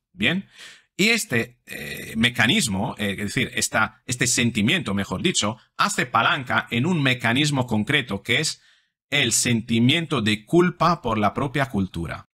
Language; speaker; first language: Spanish; non-native, fluent; Italian